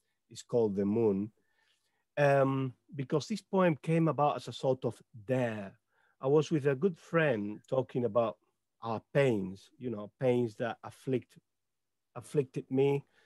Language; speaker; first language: English; non-native, fluent; Spanish